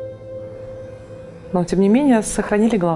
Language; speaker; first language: Russian; native; Russian